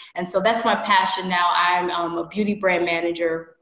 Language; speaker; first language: English; native; English